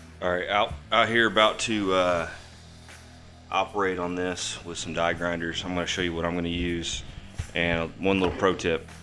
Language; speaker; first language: English; native; English